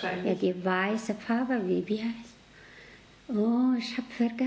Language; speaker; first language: German; non-native, learner; Mongolian